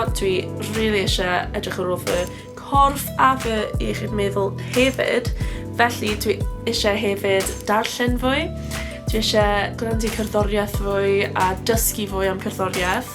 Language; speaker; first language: Welsh; non-native, local second language; English